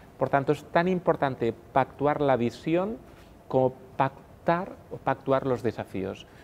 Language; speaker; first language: Spanish; non-native, local second language; Catalan